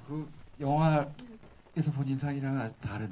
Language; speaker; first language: Korean; native; Korean